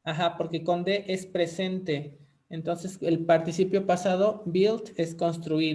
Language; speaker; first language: Spanish; native; Spanish